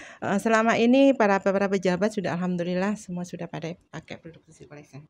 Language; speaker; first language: Indonesian; native; Indonesian